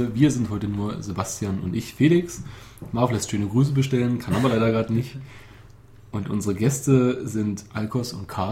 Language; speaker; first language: German; native; German